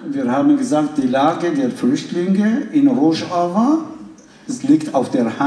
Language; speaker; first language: German; non-native, fluent; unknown